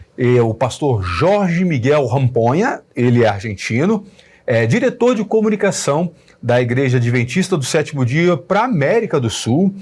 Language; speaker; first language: Portuguese; native; Portuguese